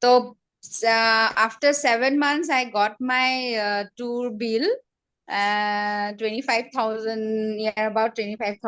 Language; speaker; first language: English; non-native, local second language; Hindi